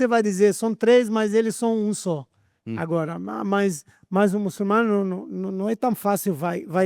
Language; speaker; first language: Portuguese; non-native, fluent; Arabic